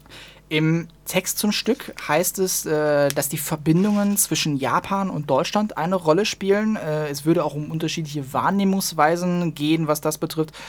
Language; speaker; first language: German; native; German